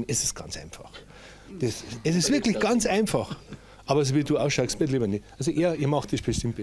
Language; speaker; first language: German; native; German